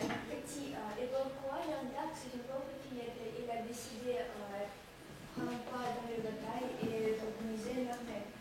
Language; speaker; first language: French; non-native, learner; Russian